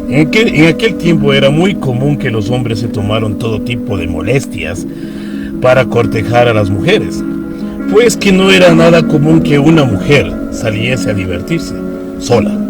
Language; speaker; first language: Spanish; native; Spanish